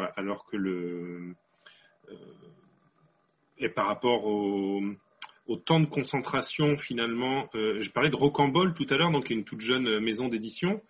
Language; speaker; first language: French; native; French